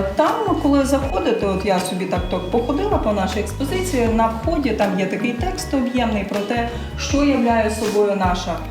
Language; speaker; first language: Ukrainian; non-native, local second language; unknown